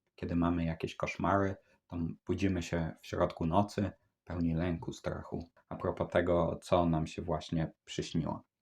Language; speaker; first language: Polish; native; Polish